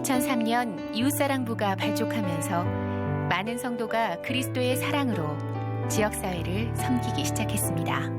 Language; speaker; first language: Korean; native; Korean